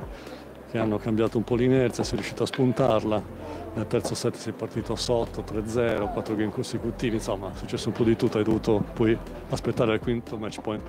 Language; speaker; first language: Italian; native; Italian